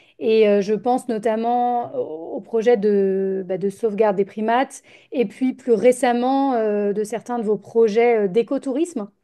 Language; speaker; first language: French; native; French